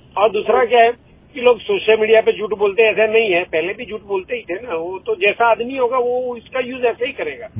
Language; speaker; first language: Hindi; non-native, local second language; Gujarati